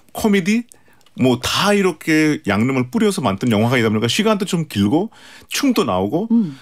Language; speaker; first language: Korean; non-native, fluent; Hindi